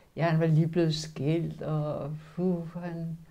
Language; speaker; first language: Danish; early bilingual, other home language; Polish